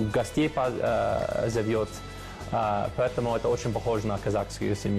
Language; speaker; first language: Russian; non-native, fluent; English